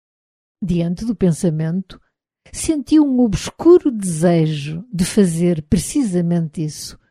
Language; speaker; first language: Portuguese; native; Portuguese